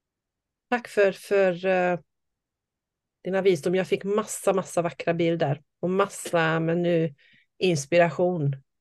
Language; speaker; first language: Swedish; non-native, fluent; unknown